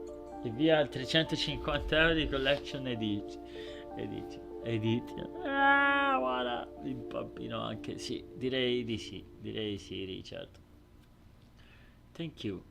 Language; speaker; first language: Italian; native; Italian